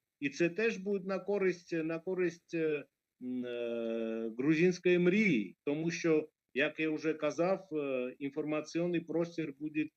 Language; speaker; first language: Ukrainian; non-native, fluent; Georgian